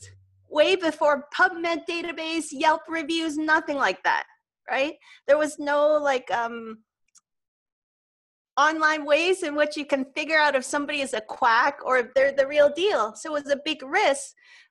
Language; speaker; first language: English; non-native, local second language; Cantonese